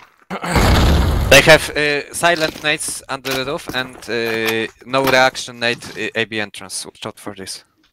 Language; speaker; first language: English; non-native, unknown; Polish